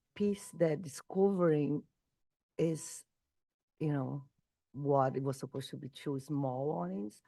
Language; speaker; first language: English; non-native, fluent; Portuguese